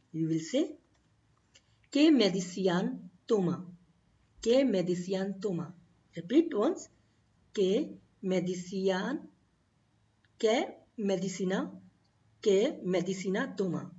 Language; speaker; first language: Spanish; non-native, learner; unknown